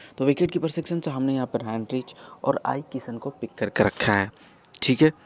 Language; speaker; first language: Hindi; native; Hindi